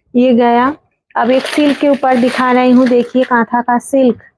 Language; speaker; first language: Hindi; non-native, local second language; Bangla